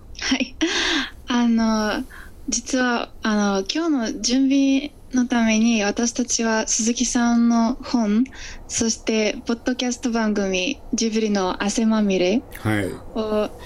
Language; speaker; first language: Japanese; non-native, fluent; Bulgarian